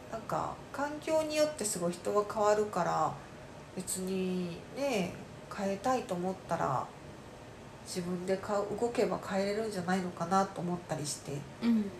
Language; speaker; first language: Japanese; native; Japanese